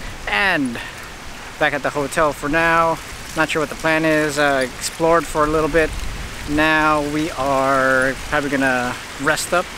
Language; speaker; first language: English; native; English